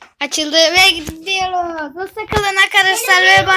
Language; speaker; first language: Turkish; native; Turkish